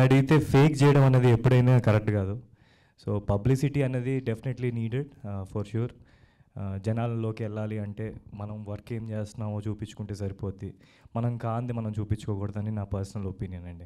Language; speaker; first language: Telugu; native; Telugu